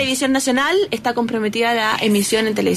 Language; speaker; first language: Spanish; native; Spanish